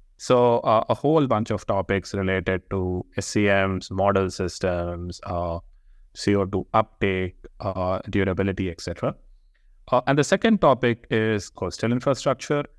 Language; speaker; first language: English; non-native, local second language; Telugu